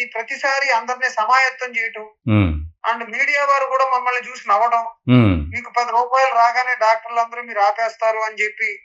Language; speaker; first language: Telugu; native; Telugu